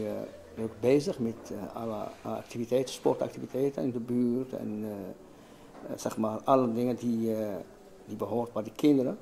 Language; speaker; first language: Dutch; non-native, learner; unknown